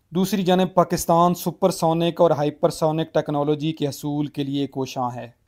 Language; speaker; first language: Urdu; native; Urdu